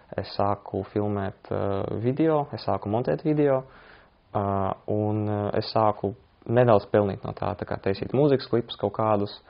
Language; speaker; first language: Latvian; non-native, local second language; Russian